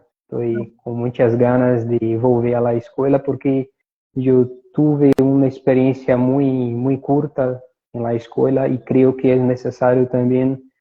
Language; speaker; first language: Spanish; non-native, fluent; Portuguese